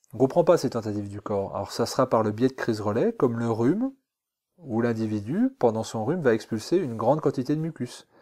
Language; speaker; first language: French; native; French